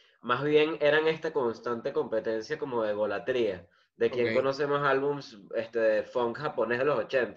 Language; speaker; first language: Spanish; native; Spanish